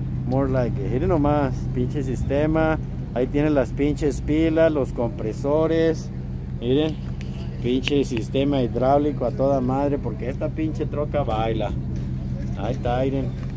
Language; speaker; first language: Spanish; early bilingual, heritage; Spanish